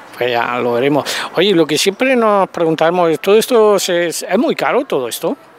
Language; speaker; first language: Spanish; native; Spanish